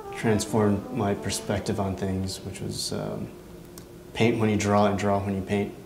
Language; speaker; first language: English; native; English